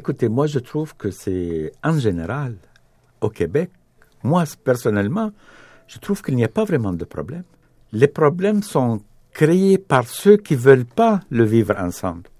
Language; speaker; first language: French; non-native, fluent; Arabic